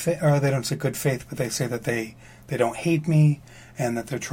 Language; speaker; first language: English; native; English